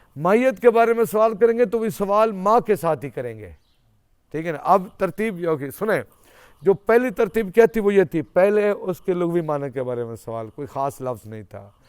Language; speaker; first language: Urdu; non-native, local second language; Saraiki